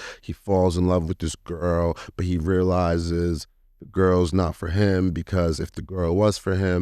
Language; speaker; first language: English; native; English